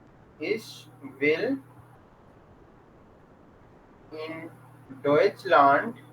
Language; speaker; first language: German; non-native, fluent; Urdu